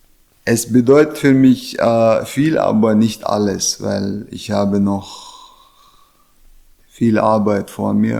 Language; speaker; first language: German; non-native, learner; Chechen